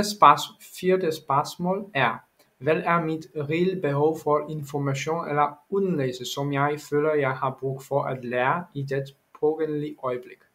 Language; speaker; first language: Danish; non-native, learner; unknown